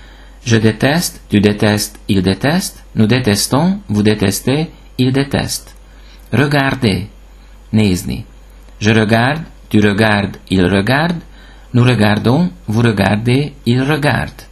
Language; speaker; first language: French; non-native, fluent; Hungarian